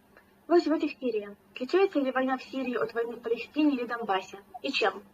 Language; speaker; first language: Russian; native; Russian